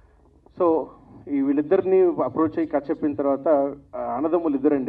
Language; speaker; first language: Telugu; native; Telugu